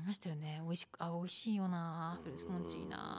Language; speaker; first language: Japanese; native; Japanese